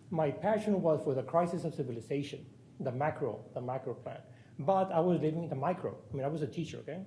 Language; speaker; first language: English; non-native, fluent; Spanish